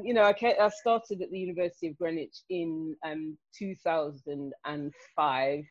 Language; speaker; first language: English; native; English